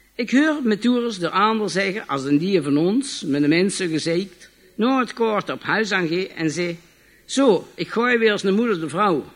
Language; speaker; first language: Dutch; native; Dutch